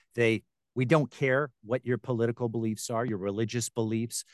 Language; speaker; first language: English; native; English